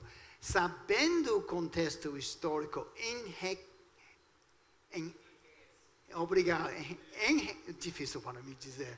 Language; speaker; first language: Portuguese; non-native, fluent; English